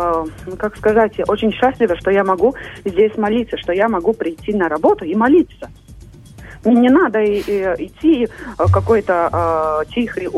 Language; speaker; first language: Russian; non-native, local second language; Latvian